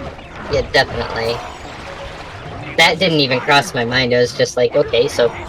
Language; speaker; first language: English; native; English